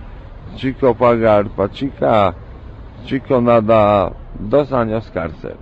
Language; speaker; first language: Spanish; non-native, learner; Polish